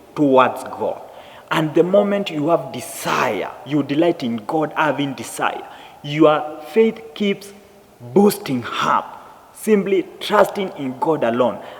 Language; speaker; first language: English; non-native, local second language; Swahili